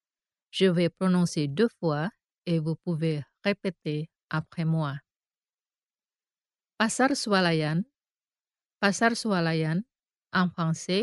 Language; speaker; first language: French; non-native, fluent; Indonesian